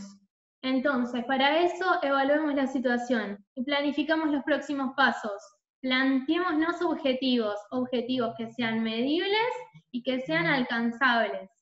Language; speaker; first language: Spanish; native; Spanish